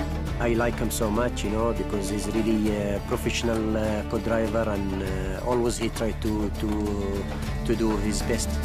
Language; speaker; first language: English; non-native, fluent; Arabic